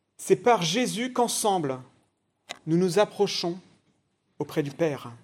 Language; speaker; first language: French; native; French